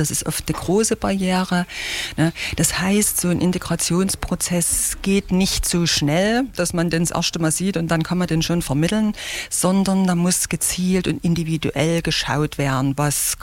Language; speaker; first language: German; native; German